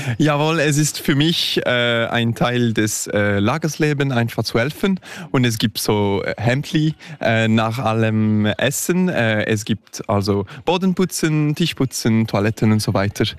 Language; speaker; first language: German; non-native, local second language; French